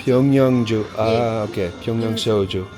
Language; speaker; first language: Korean; non-native, learner; Dutch